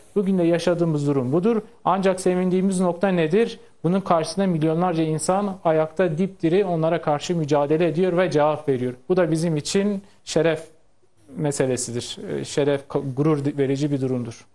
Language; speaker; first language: Turkish; non-native, local second language; Kurdish